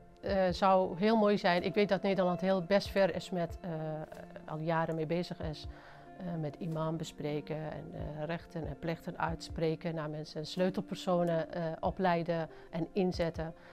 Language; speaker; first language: Dutch; non-native, fluent; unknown